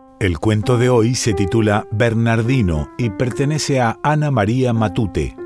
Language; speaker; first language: Spanish; native; Spanish